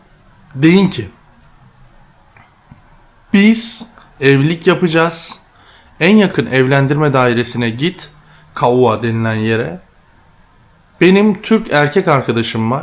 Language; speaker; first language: Turkish; native; Turkish